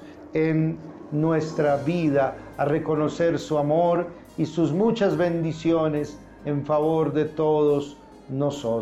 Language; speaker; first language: Spanish; native; Spanish